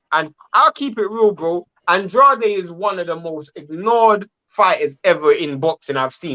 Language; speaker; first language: English; native; English